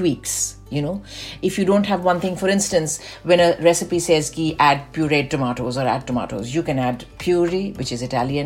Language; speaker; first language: English; non-native, local second language; Bangla